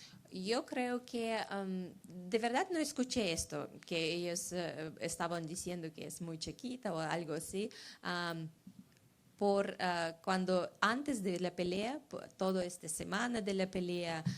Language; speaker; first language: Spanish; non-native, learner; Russian